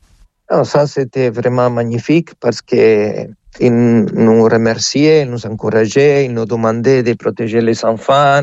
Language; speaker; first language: French; non-native, fluent; Spanish